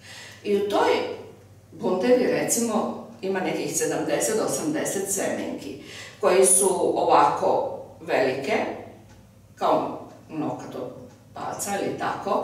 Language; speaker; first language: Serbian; early bilingual, heritage; Serbian